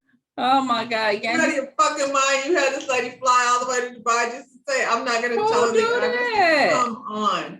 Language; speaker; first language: English; native; English